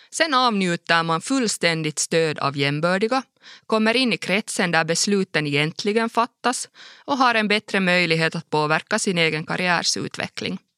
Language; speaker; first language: Swedish; native; Swedish